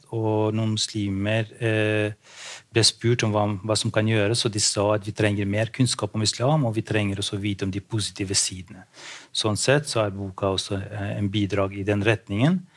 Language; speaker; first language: Norwegian; non-native, fluent; Albanian